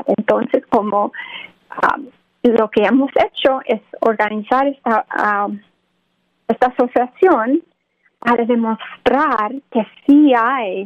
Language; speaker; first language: Spanish; early bilingual, other home language; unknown